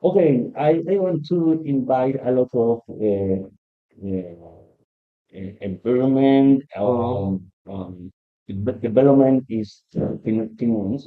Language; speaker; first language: English; non-native, learner; Spanish